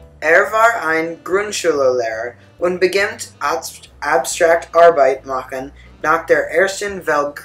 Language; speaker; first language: German; non-native, learner; English